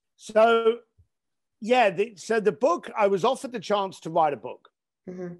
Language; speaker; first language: English; native; English